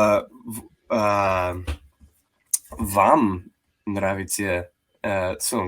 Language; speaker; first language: Russian; non-native, learner; English